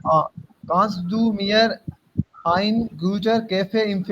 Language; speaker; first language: German; non-native, learner; Urdu